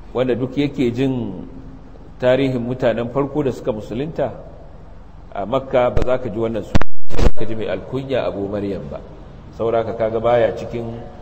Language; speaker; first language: Hausa; native; Hausa